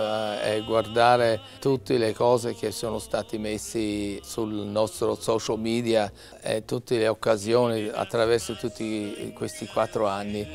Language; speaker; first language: Italian; non-native, learner; English